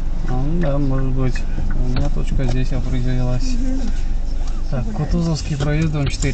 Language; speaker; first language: Russian; non-native, local second language; Kyrgyz